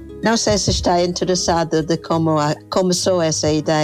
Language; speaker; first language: Portuguese; non-native, fluent; English